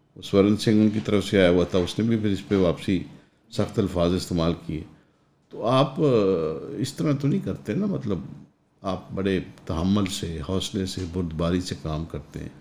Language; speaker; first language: Urdu; non-native, local second language; Punjabi